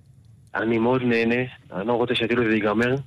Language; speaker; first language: Hebrew; early bilingual, other home language; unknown